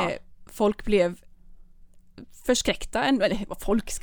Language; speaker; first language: Swedish; native; Swedish